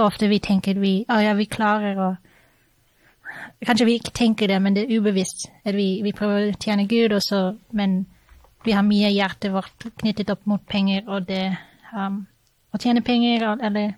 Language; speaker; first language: Norwegian; non-native, fluent; English